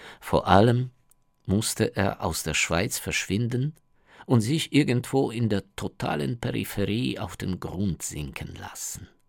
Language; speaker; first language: German; non-native, fluent; Ukrainian